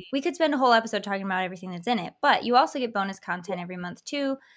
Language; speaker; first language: English; native; English